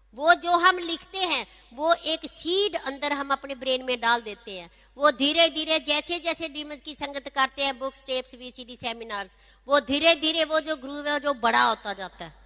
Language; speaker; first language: Hindi; non-native, local second language; Punjabi